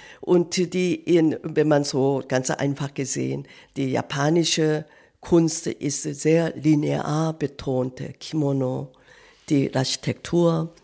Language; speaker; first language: German; non-native, learner; Korean